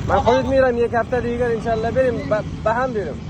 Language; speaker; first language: Persian; non-native, learner; Urdu